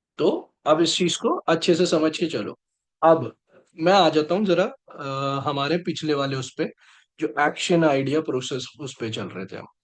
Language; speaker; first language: Hindi; native; Hindi